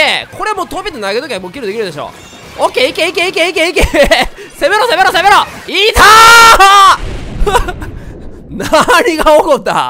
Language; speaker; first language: Japanese; native; Japanese